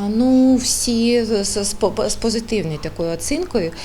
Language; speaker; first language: Ukrainian; non-native, local second language; Russian